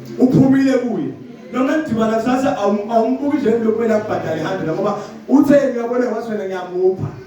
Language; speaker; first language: Zulu; non-native, local second language; Swati